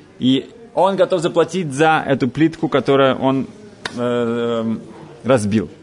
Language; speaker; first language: Russian; early bilingual, heritage; Russian